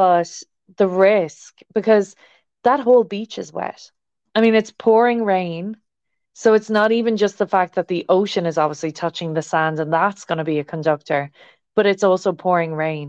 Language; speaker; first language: English; native; English